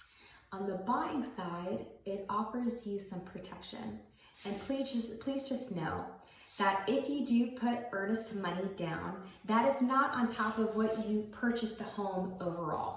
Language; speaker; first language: English; native; English